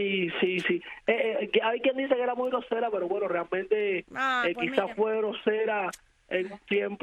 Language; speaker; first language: Spanish; native; Spanish